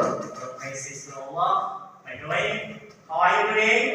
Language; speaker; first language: English; non-native, learner; Indonesian